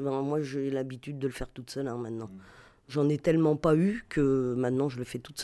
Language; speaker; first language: French; native; French